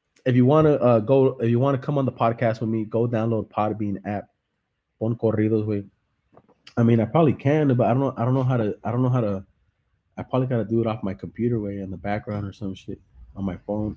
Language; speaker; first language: English; early bilingual, other home language; Spanish